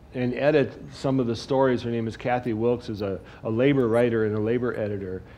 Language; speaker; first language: English; native; English